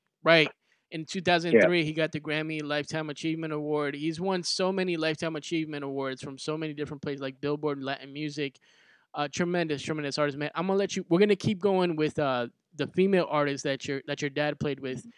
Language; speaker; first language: English; early bilingual, other home language; Spanish